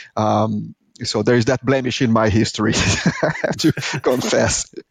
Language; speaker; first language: English; non-native, fluent; Portuguese